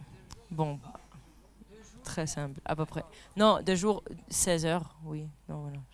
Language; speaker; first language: French; non-native, fluent; Spanish